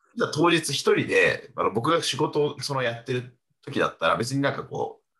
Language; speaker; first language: Japanese; non-native, fluent; Chinese